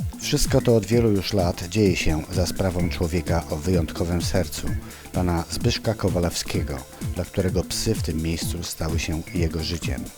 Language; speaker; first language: Polish; native; Polish